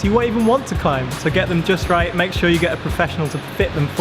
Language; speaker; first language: English; native; English